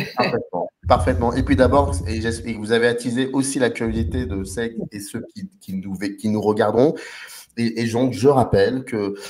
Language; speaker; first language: French; native; French